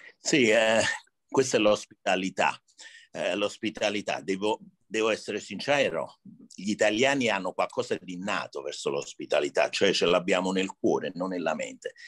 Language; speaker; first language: Italian; native; Italian